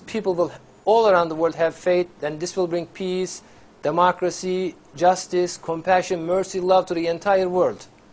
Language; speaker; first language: English; non-native, fluent; Turkish